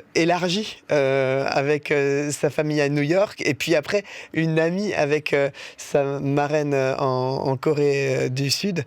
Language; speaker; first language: French; native; French